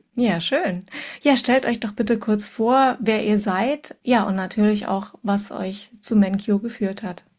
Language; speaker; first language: German; native; German